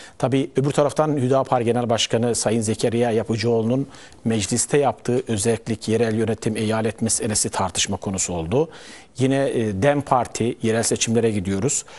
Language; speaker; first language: Turkish; native; Turkish